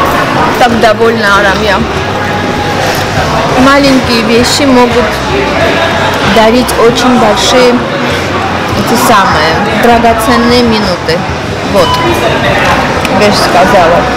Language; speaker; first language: Russian; non-native, fluent; Armenian